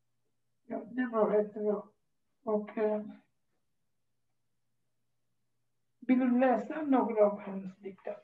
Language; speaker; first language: Swedish; non-native, fluent; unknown